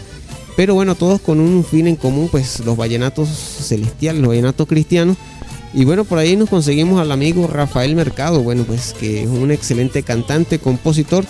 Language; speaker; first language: Spanish; native; Spanish